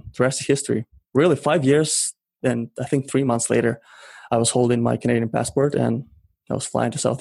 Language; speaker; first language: English; non-native, fluent; Ukrainian